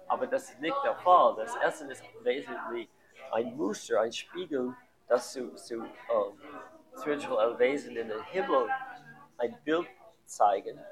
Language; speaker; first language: German; non-native, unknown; English